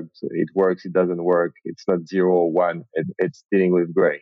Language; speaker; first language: English; non-native, fluent; French